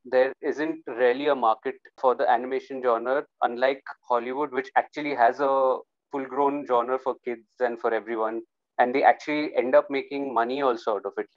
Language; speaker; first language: English; non-native, local second language; Hindi